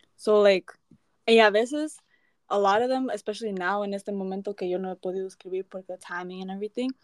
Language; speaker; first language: Spanish; early bilingual, heritage; Spanish